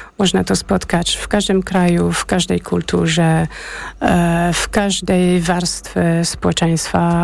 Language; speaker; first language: Polish; early bilingual, heritage; Polish